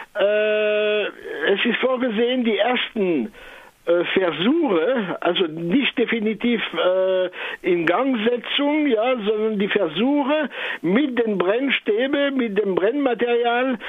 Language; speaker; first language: German; non-native, local second language; French